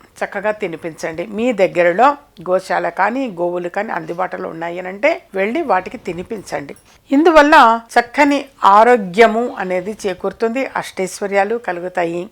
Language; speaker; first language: Telugu; native; Telugu